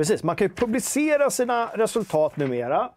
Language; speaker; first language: Swedish; native; Swedish